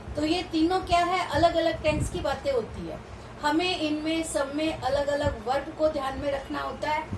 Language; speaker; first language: Hindi; native; Hindi